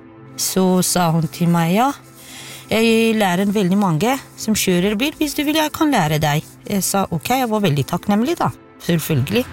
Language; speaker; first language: Norwegian; non-native, fluent; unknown